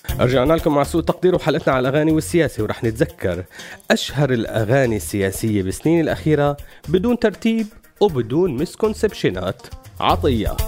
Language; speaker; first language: Arabic; native; Arabic